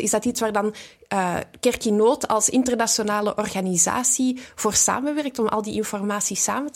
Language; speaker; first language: Dutch; native; Dutch